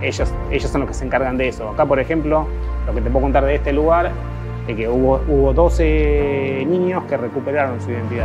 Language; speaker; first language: Spanish; native; Spanish